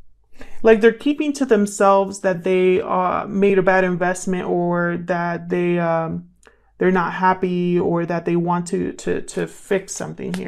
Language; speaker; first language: English; native; English